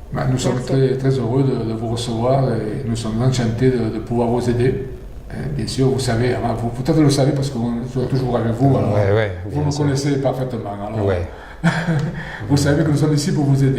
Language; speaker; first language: French; non-native, fluent; Spanish